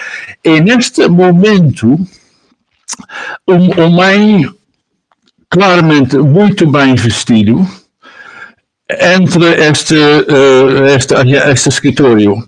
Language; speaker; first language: Portuguese; non-native, learner; Dutch